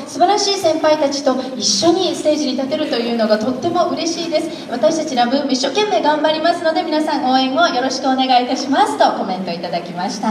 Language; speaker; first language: Japanese; native; Japanese